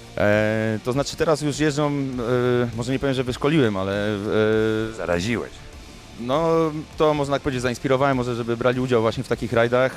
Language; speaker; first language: Polish; native; Polish